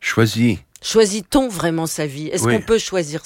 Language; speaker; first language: French; native; French